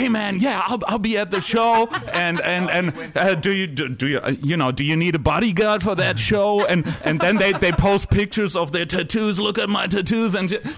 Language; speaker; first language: English; non-native, fluent; German